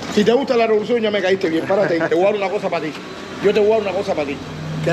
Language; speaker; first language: Spanish; native; Spanish